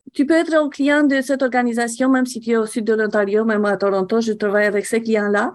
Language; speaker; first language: French; non-native, fluent; Romanian